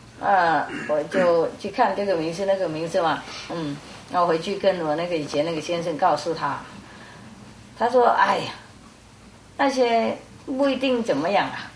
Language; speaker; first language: Chinese; non-native, fluent; Vietnamese